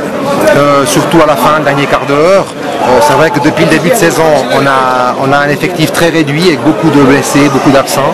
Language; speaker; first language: French; native; French